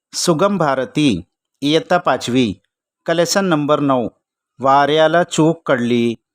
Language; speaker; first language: Hindi; non-native, local second language; Marathi